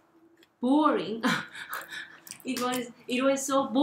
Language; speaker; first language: English; non-native, learner; Korean